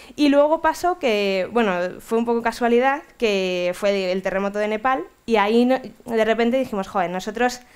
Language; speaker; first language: Spanish; native; Spanish